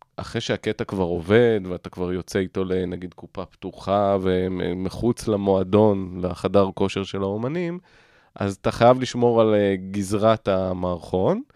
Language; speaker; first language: Hebrew; native; Hebrew